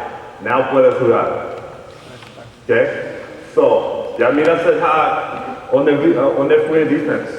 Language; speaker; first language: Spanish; early bilingual, heritage; Spanish